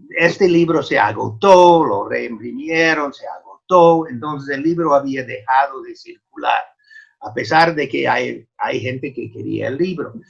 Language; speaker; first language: Spanish; non-native, fluent; English